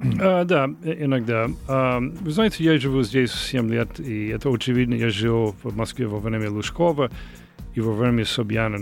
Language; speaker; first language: Russian; non-native, learner; English